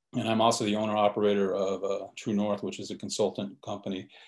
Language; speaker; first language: English; native; English